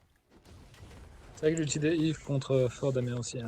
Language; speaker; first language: French; native; French